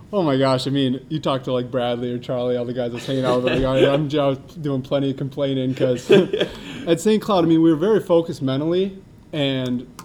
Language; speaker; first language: English; native; English